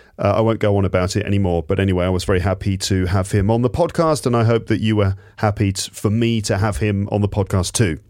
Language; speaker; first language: English; native; English